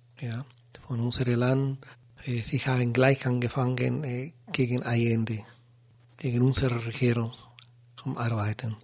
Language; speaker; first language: German; non-native, learner; Spanish